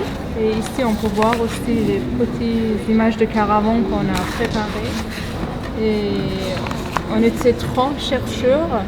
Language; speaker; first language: French; non-native, fluent; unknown